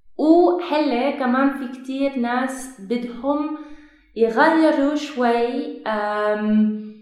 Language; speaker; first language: Arabic; non-native, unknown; Dutch